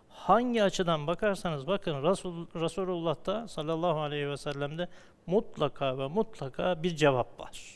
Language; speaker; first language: Turkish; native; Turkish